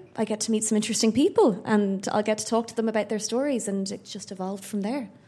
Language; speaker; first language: English; native; English